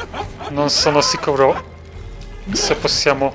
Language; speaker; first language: Italian; non-native, fluent; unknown